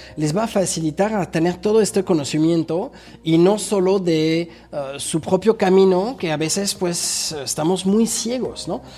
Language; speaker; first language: Spanish; non-native, fluent; French